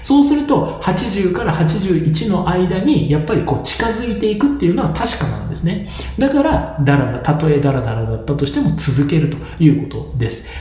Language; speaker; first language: Japanese; native; Japanese